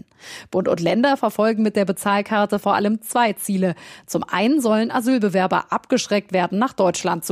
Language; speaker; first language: German; native; German